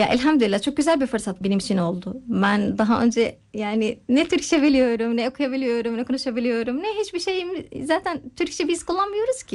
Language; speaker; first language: Turkish; non-native, fluent; Arabic